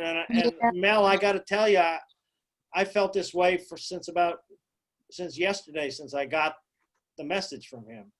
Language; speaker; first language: English; native; English